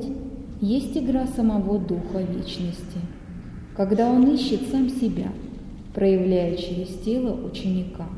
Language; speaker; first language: Russian; native; Russian